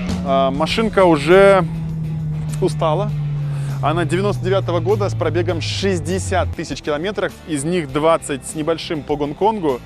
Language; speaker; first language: Russian; native; Russian